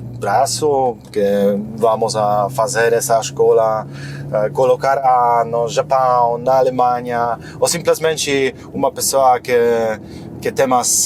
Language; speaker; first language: Portuguese; non-native, fluent; Polish